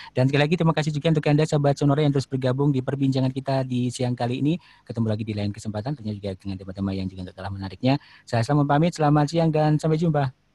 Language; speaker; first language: Indonesian; native; Indonesian